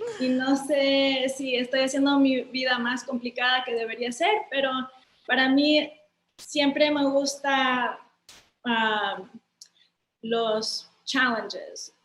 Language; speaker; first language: Spanish; early bilingual, heritage; Spanish